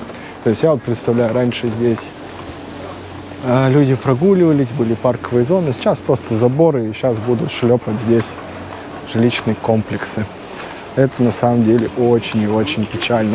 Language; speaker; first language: Russian; native; Russian